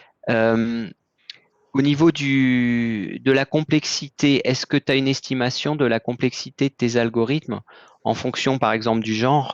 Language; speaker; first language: French; native; French